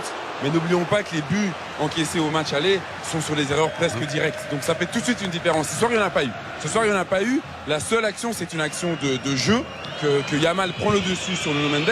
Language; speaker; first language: French; native; French